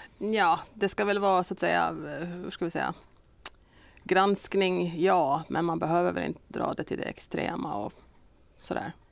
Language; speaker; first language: Swedish; native; Swedish